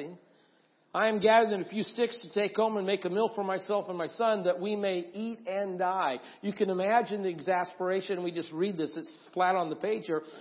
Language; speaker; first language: English; native; English